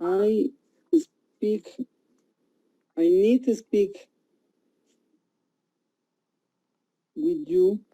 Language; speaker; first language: English; non-native, learner; Spanish